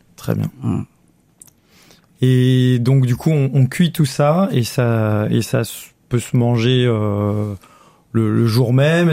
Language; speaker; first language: French; native; French